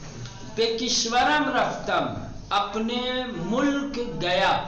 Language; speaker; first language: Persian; non-native, fluent; Urdu